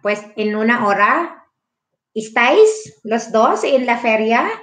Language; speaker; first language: Spanish; non-native, fluent; Filipino